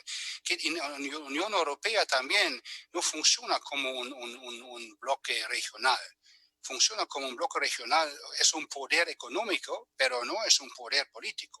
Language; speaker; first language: Spanish; non-native, fluent; German